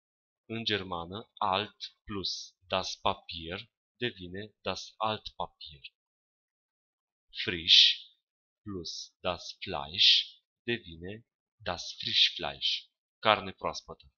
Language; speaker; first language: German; non-native, fluent; Romanian